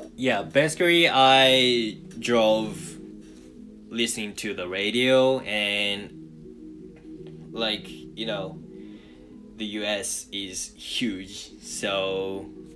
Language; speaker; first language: English; non-native, fluent; Japanese